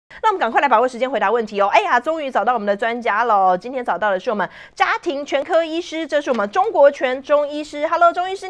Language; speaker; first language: Chinese; native; Chinese